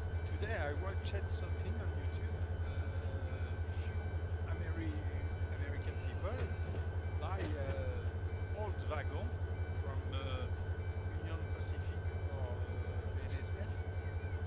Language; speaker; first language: English; non-native, learner; French